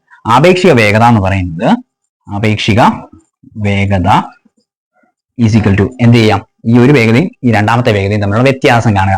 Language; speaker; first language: Malayalam; native; Malayalam